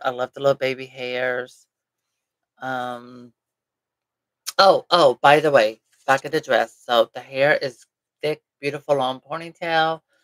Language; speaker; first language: English; early bilingual, other home language; Spanish